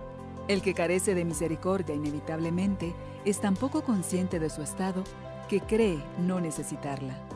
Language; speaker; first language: Spanish; native; Spanish